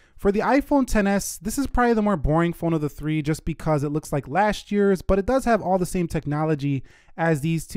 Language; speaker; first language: English; native; English